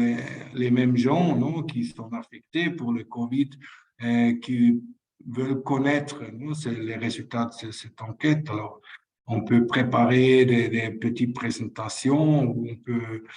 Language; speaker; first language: French; non-native, fluent; Spanish